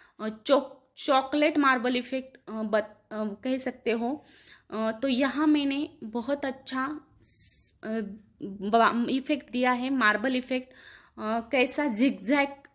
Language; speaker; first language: Hindi; non-native, local second language; Marathi